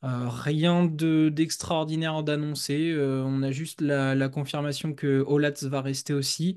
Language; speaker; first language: French; native; French